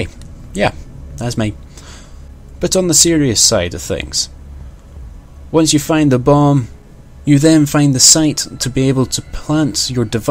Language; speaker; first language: English; native; English